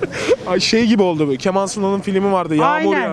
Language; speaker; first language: Turkish; native; Turkish